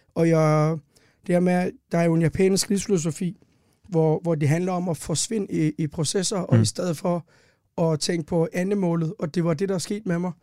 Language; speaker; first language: Danish; early bilingual, other home language; Turkish